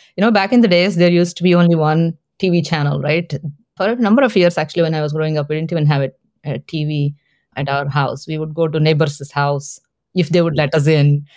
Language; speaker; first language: English; non-native, local second language; Telugu